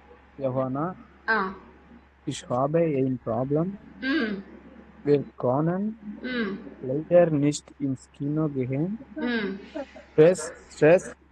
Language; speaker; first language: German; non-native, learner; Tamil